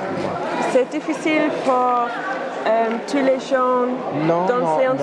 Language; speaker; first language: French; non-native, learner; English